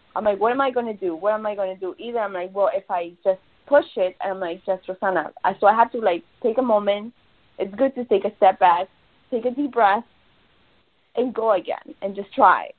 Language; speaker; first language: English; early bilingual, other home language; Spanish